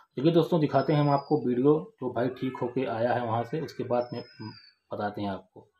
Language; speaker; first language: Hindi; native; Hindi